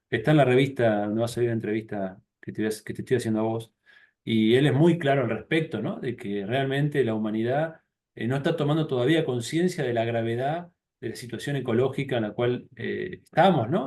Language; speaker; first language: Spanish; native; Spanish